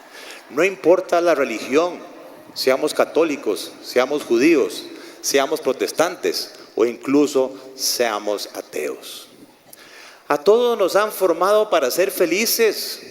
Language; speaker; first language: Spanish; native; Spanish